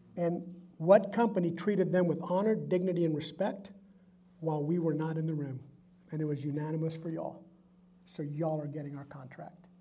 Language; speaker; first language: English; early bilingual, other home language; Spanish